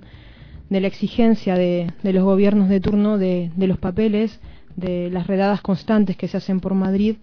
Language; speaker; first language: Spanish; native; Spanish